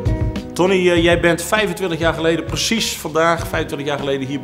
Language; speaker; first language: Dutch; native; Dutch